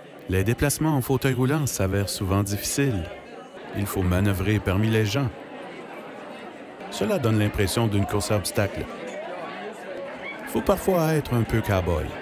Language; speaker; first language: French; native; French